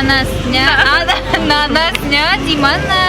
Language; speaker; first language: Indonesian; non-native, learner; Russian